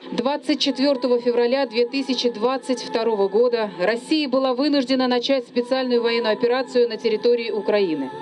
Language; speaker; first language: Russian; native; Russian